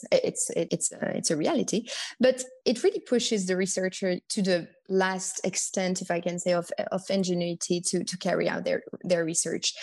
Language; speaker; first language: English; non-native, fluent; French